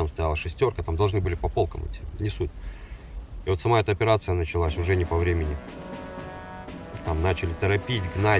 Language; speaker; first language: Russian; native; Russian